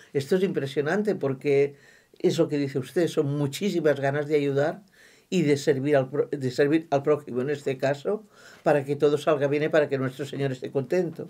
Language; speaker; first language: Spanish; non-native, local second language; Catalan